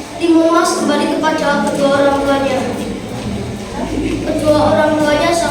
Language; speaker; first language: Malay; non-native, local second language; Javanese